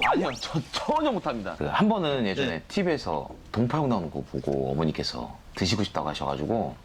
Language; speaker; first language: Korean; native; Korean